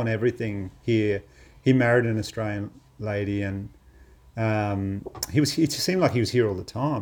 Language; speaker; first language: English; native; English